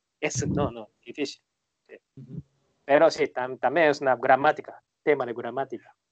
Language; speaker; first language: Spanish; non-native, learner; Japanese